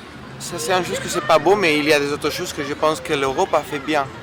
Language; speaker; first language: French; non-native, fluent; Spanish